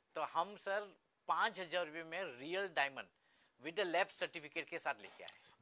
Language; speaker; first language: Hindi; non-native, local second language; Gujarati